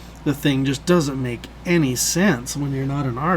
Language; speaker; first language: English; native; English